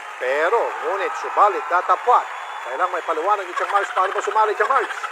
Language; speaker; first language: Filipino; native; Filipino